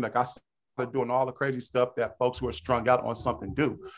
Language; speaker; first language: English; native; English